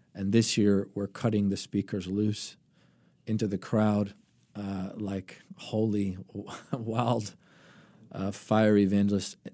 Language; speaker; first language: English; early bilingual, other home language; Greek